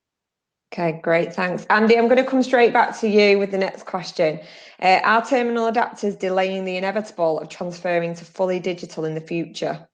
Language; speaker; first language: English; native; English